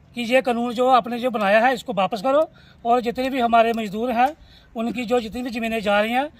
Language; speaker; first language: Hindi; native; Hindi